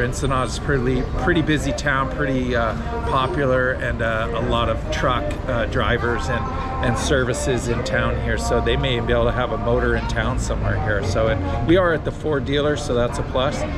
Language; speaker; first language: English; native; English